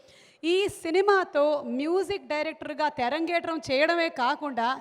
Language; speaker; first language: Telugu; native; Telugu